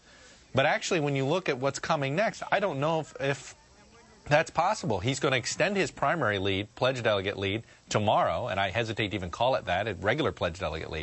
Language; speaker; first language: English; native; English